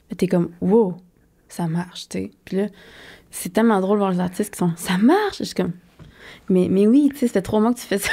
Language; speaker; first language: French; native; French